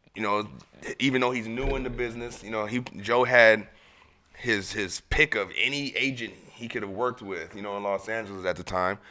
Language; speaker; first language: English; native; English